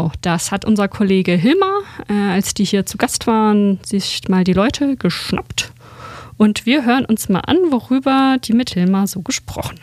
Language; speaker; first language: German; native; German